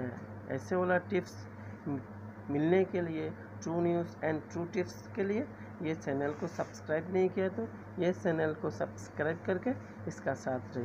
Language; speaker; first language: Hindi; non-native, learner; Bangla